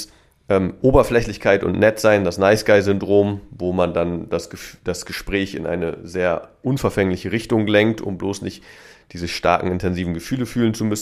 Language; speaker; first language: German; native; German